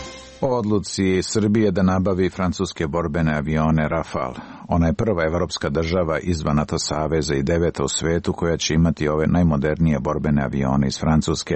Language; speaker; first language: Serbian; native; Serbian